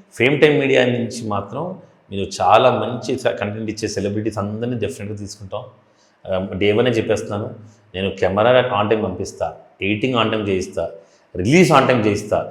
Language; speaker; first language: Telugu; native; Telugu